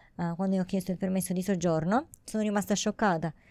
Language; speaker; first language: Italian; native; Italian